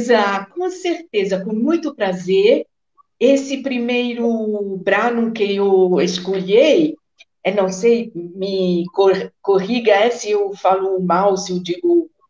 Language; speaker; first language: Portuguese; non-native, fluent; Italian